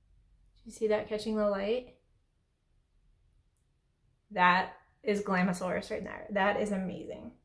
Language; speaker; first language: English; native; English